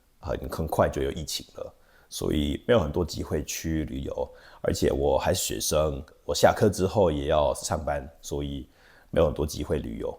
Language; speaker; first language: Chinese; non-native, fluent; English